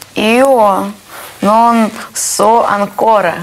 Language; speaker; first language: Italian; non-native, learner; Russian